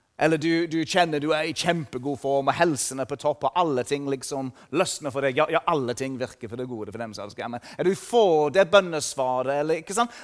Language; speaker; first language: Norwegian; non-native, fluent; English